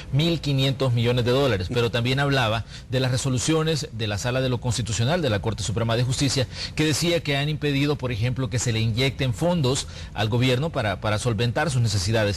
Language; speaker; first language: Spanish; native; Spanish